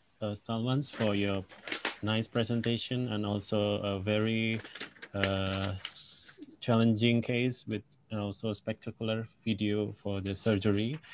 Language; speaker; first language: English; non-native, local second language; Indonesian